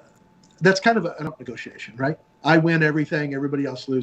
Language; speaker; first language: English; native; English